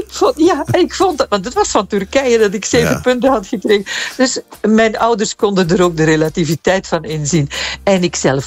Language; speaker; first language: Dutch; native; Dutch